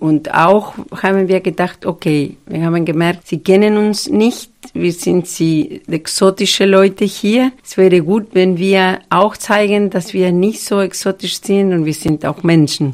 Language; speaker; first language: German; non-native, fluent; Spanish